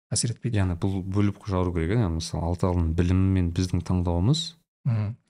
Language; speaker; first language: Kazakh; native; Kazakh